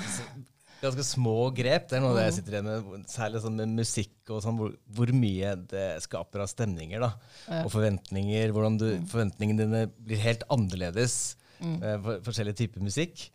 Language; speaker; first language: Norwegian; native; Norwegian